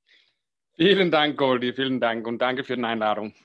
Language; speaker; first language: German; non-native, fluent; Danish